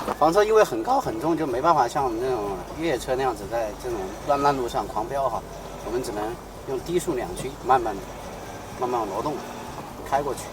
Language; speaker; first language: Chinese; native; Chinese